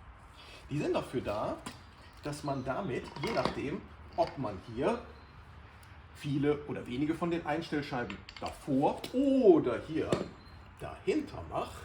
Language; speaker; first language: German; native; German